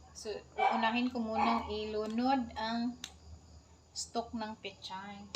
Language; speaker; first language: Filipino; non-native, local second language; Cebuano